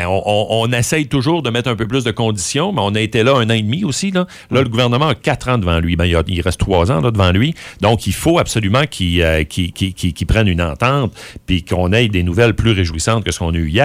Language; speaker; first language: French; native; French